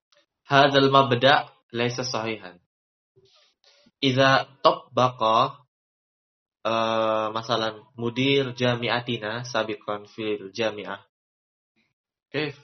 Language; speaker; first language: Arabic; non-native, fluent; Indonesian